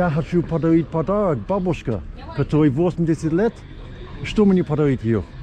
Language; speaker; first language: Russian; non-native, learner; English